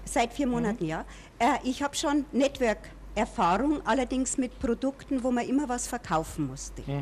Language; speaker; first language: German; native; German